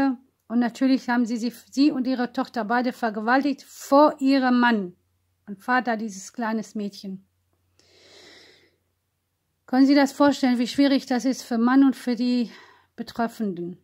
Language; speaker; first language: German; non-native, fluent; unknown